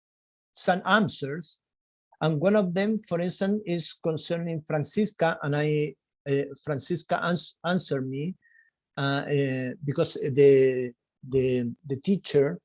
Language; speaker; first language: English; non-native, fluent; Spanish